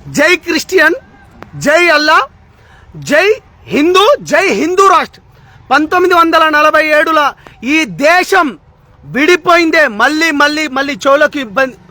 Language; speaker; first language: Telugu; non-native, local second language; Lambadi